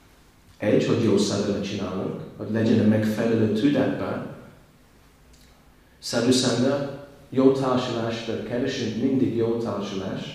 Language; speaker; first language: Hungarian; non-native, learner; English